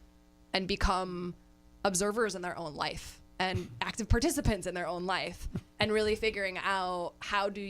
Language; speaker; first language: English; native; English